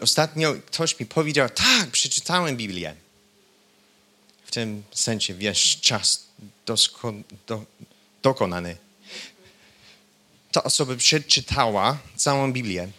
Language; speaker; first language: Polish; non-native, fluent; English